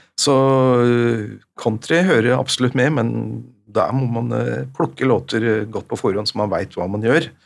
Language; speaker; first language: Norwegian; native; Norwegian